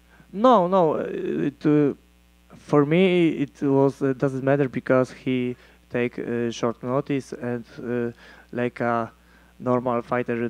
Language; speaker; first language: English; non-native, learner; Polish